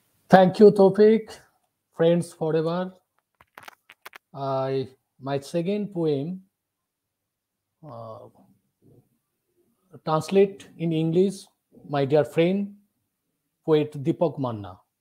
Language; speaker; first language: English; non-native, local second language; Bangla